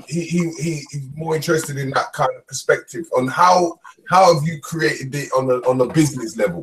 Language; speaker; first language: English; native; English